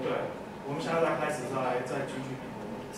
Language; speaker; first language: Chinese; early bilingual, heritage; English